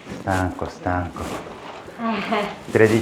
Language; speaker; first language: Italian; non-native, learner; Korean